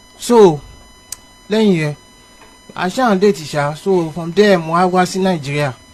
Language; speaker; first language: Yoruba; early bilingual, heritage; Yoruba